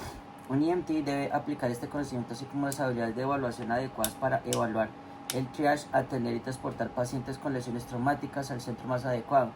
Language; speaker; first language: Spanish; native; Spanish